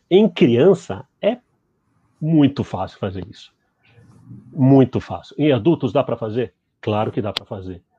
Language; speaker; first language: Portuguese; early bilingual, other home language; Spanish